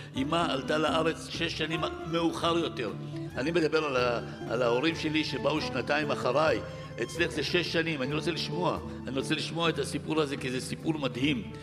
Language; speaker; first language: Hebrew; early bilingual, other home language; Arabic